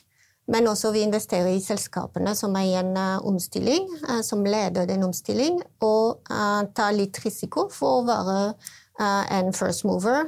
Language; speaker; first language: Norwegian; non-native, fluent; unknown